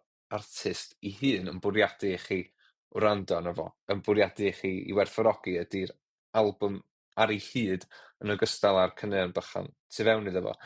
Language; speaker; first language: Welsh; native; Welsh